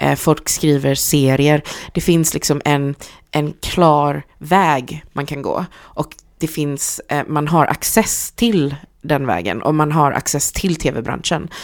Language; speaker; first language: Swedish; early bilingual, other home language; Chinese